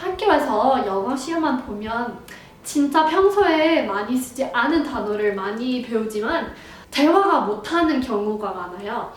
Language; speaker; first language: Korean; non-native, fluent; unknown